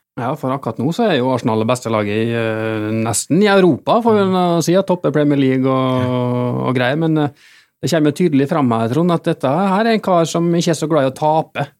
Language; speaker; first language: Norwegian; native; Norwegian